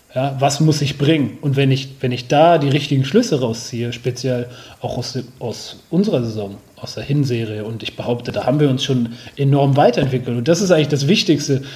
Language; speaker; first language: German; native; German